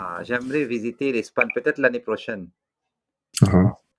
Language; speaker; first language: French; non-native, fluent; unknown